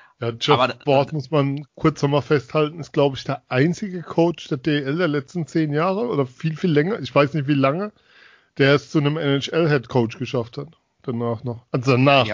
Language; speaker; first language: German; native; German